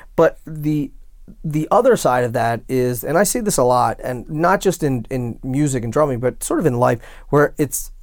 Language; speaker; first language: English; native; English